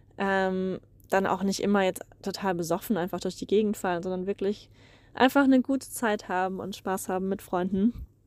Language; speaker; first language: German; native; German